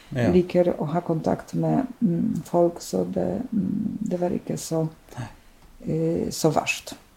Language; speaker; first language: Norwegian; non-native, fluent; Polish